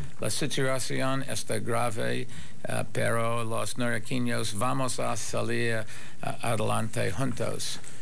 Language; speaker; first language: Spanish; non-native, learner; English